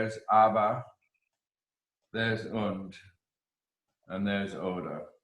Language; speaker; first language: German; non-native, fluent; English